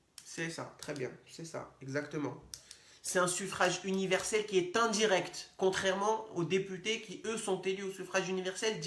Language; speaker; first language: French; native; French